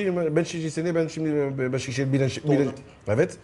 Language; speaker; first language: Turkish; non-native, learner; French